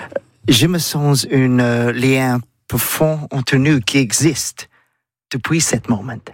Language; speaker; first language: French; non-native, learner; English